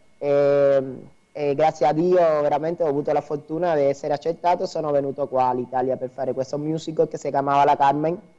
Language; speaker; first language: Italian; non-native, fluent; Spanish